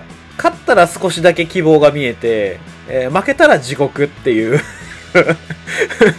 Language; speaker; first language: Japanese; native; Japanese